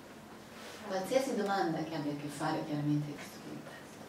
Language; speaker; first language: Italian; native; Italian